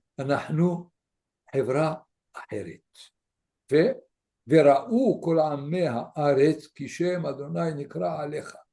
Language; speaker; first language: Hebrew; non-native, fluent; French